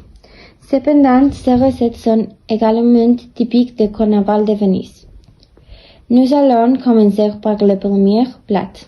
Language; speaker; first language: French; non-native, learner; Spanish